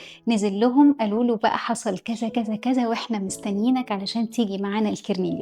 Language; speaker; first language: Arabic; native; Arabic